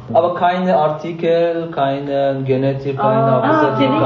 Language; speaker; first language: German; non-native, learner; Persian